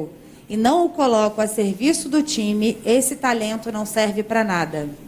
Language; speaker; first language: Portuguese; native; Portuguese